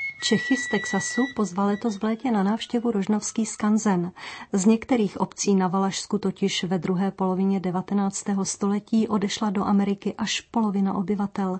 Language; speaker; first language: Czech; native; Czech